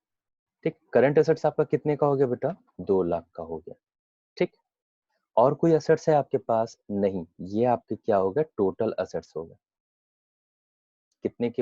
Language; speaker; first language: Hindi; native; Hindi